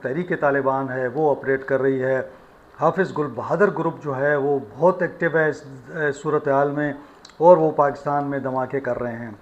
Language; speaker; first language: Urdu; native; Urdu